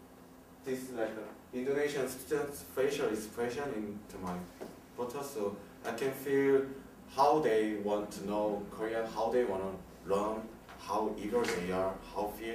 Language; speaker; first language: English; non-native, learner; Korean